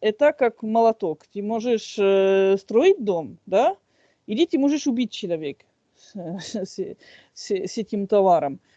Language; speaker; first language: Russian; non-native, fluent; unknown